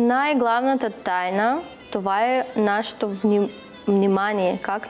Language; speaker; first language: Bulgarian; non-native, learner; Russian